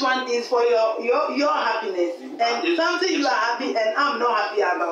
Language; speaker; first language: English; non-native, local second language; Akan